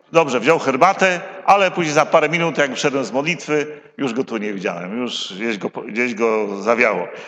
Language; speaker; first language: Polish; native; Polish